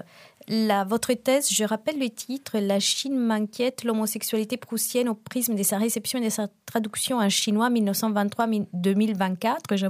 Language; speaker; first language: French; non-native, fluent; Italian